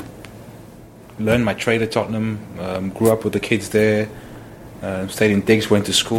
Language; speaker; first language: English; non-native, local second language; Afrikaans